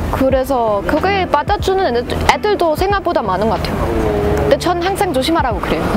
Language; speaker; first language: Korean; non-native, fluent; German